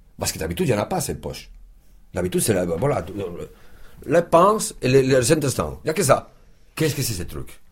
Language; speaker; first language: French; non-native, fluent; Spanish